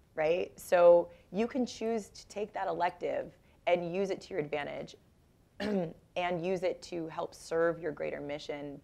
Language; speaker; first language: English; native; English